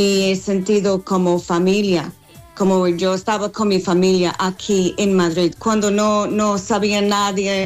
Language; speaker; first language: Spanish; non-native, learner; English